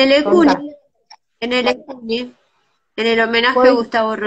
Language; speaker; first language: Spanish; native; Spanish